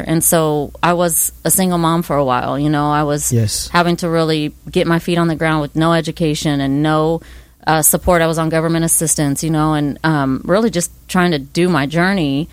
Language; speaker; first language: English; native; English